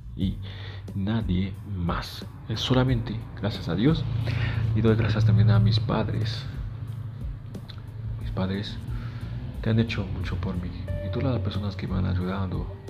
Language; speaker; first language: Spanish; non-native, fluent; Haitian Creole